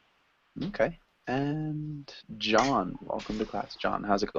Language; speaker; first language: English; native; English